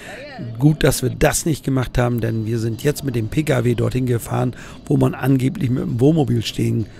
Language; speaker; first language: German; native; German